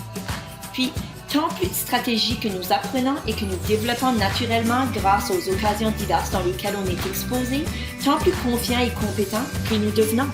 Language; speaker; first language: French; native; French